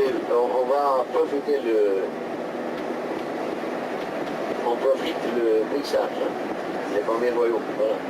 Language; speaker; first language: French; non-native, fluent; Spanish